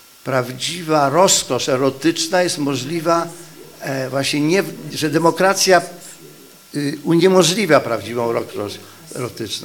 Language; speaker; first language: Polish; native; Polish